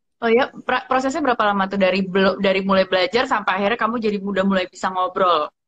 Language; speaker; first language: Indonesian; native; Indonesian